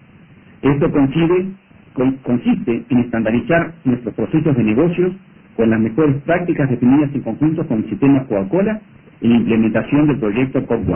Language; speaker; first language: Spanish; native; Spanish